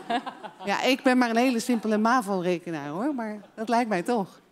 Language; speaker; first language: Dutch; native; Dutch